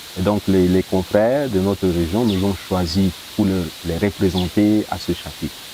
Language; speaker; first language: French; non-native, local second language; Swahili